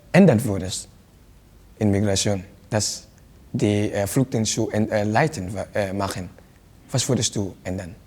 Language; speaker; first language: German; non-native, learner; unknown